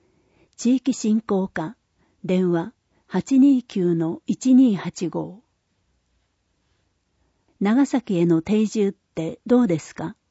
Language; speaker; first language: Japanese; native; Japanese